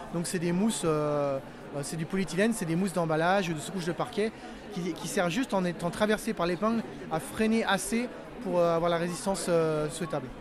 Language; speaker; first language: French; native; French